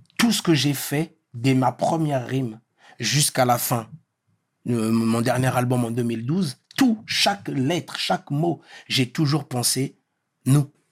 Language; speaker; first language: French; early bilingual, other home language; Lingala